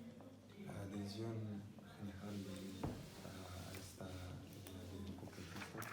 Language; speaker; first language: Spanish; non-native, learner; French